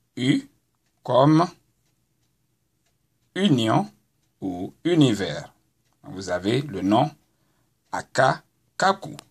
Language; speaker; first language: French; non-native, local second language; Baoulé